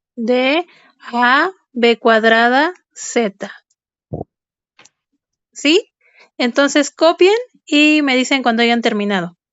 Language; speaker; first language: Spanish; native; Spanish